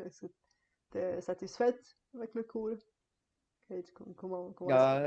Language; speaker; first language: French; non-native, fluent; Bulgarian